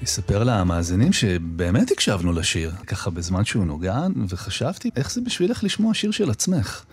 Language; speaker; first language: Hebrew; native; Hebrew